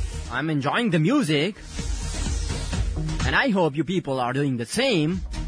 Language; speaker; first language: English; non-native, local second language; Hindi